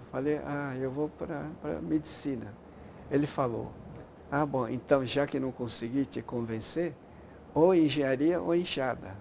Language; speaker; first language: Portuguese; early bilingual, other home language; Japanese